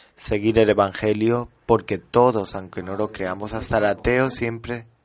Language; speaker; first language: Spanish; early bilingual, heritage; French